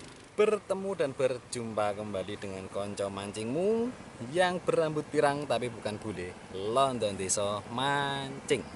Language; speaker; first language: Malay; non-native, local second language; Javanese